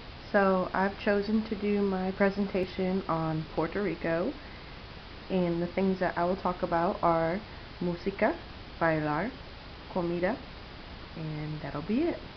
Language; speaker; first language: English; native; English